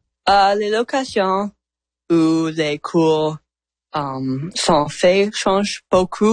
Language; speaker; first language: French; non-native, learner; English